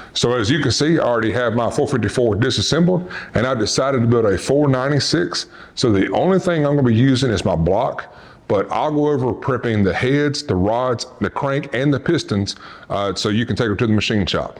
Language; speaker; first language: English; native; English